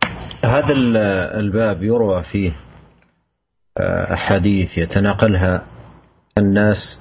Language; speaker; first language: Arabic; native; Arabic